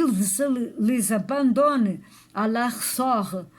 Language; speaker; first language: French; non-native, learner; Portuguese